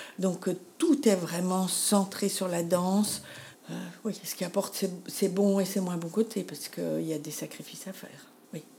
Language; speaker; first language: French; native; French